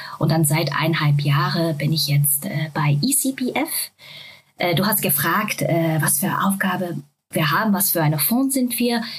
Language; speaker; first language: German; non-native, fluent; Japanese